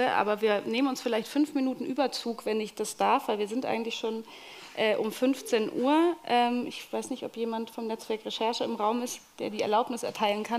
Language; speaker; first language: German; native; German